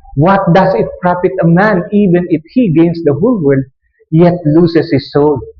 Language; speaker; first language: English; non-native, local second language; Filipino